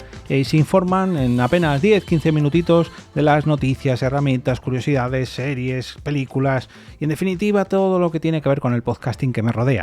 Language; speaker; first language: Spanish; native; Spanish